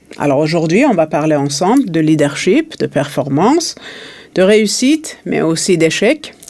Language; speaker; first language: French; native; French